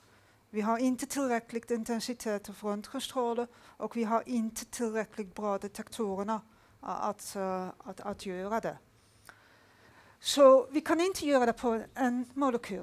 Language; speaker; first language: Swedish; non-native, fluent; Dutch